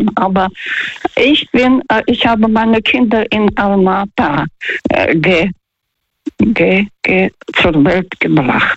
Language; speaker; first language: German; non-native, fluent; Russian